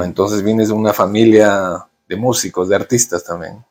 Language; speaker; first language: Spanish; native; Spanish